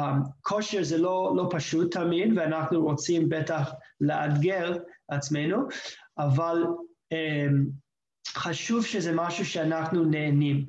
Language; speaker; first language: Hebrew; non-native, fluent; English